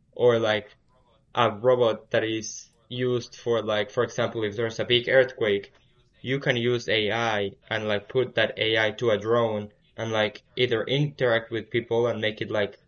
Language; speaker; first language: English; early bilingual, other home language; Spanish